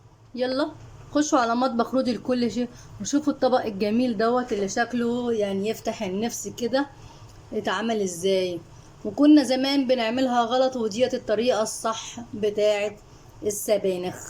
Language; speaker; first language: Arabic; native; Arabic